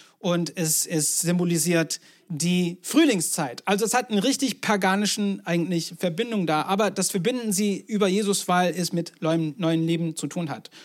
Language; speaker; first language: German; non-native, fluent; English